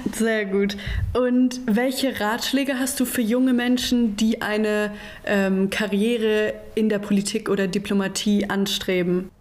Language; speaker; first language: German; native; German